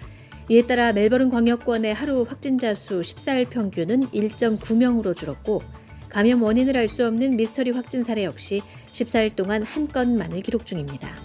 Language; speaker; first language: Korean; native; Korean